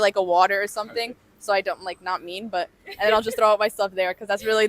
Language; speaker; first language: English; native; English